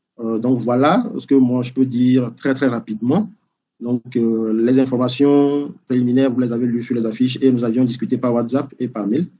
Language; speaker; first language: French; non-native, local second language; Ewe